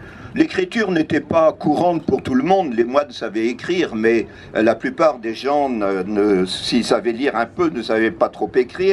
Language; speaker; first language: French; native; French